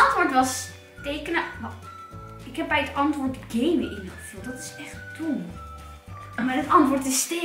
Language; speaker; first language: Dutch; native; Dutch